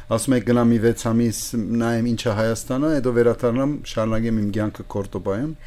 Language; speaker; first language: Armenian; early bilingual, heritage; Armenian